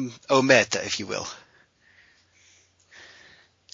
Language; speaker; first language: English; native; English